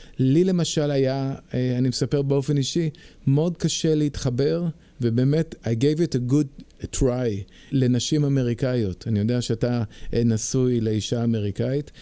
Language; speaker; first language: Hebrew; early bilingual, heritage; Hebrew